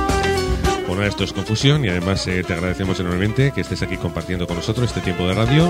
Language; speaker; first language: Spanish; native; Spanish